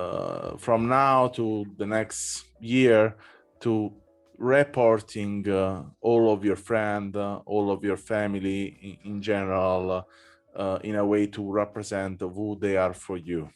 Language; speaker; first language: English; non-native, fluent; Italian